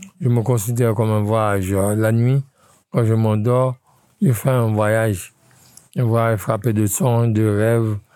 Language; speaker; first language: French; non-native, local second language; Haitian Creole